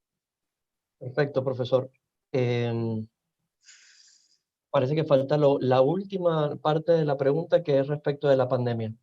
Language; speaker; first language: Spanish; native; Spanish